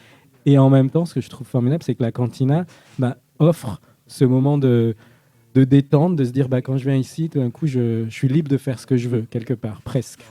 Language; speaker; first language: French; native; French